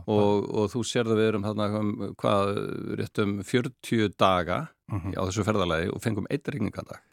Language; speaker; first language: Icelandic; native; Icelandic